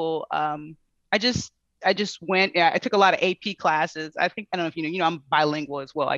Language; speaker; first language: English; native; English